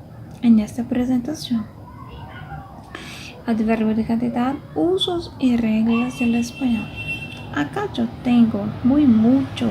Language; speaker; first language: Spanish; non-native, fluent; Portuguese